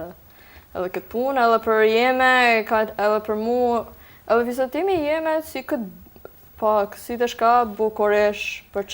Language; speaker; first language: Albanian; early bilingual, heritage; Albanian